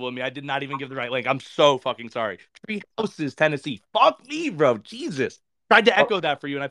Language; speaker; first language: English; native; English